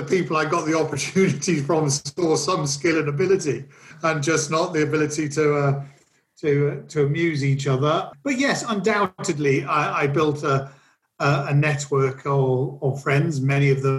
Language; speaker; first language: English; native; English